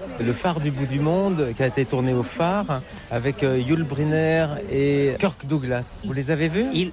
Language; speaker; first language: French; native; French